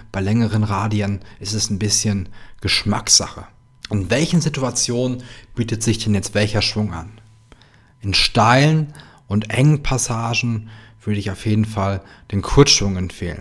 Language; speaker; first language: German; native; German